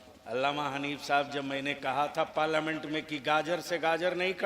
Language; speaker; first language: Urdu; native; Urdu